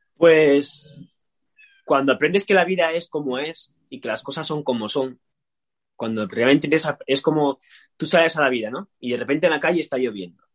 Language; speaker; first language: Spanish; native; Spanish